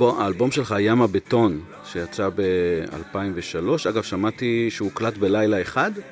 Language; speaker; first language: Hebrew; native; Hebrew